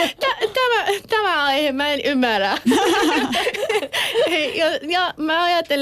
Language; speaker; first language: Finnish; non-native, learner; Persian